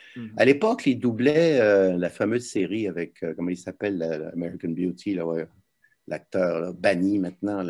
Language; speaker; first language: French; native; French